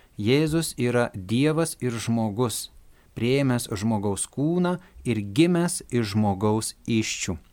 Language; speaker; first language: Lithuanian; native; Lithuanian